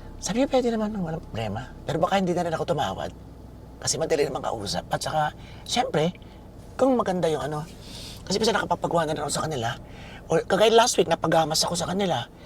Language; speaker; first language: Filipino; native; Filipino